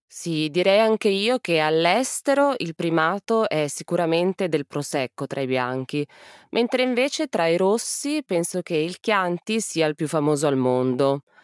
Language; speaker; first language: Italian; native; Italian